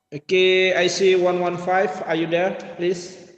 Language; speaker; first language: English; non-native, learner; Indonesian